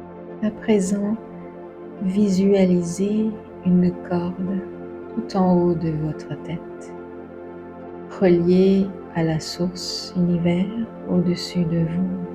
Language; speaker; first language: French; native; French